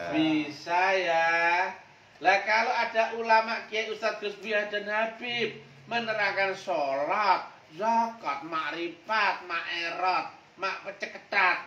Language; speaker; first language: Indonesian; native; Indonesian